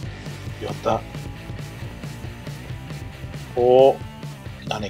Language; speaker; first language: Japanese; non-native, fluent; English